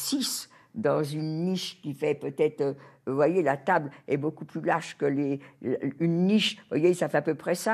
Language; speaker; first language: French; native; French